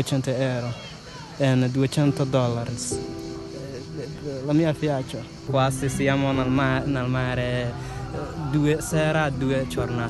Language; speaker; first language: Italian; non-native, learner; Somali